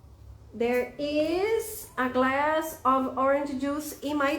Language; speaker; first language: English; non-native, fluent; Portuguese